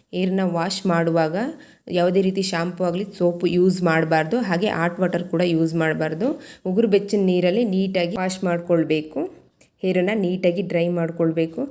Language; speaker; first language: Kannada; native; Kannada